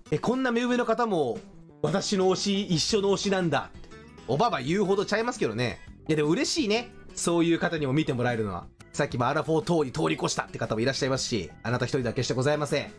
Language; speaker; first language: Japanese; native; Japanese